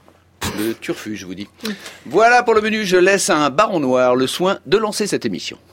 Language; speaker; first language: French; native; French